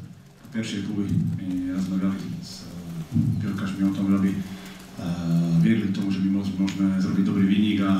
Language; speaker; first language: Polish; non-native, learner; Slovak